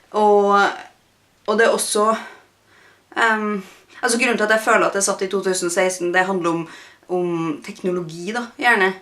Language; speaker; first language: Norwegian; native; Norwegian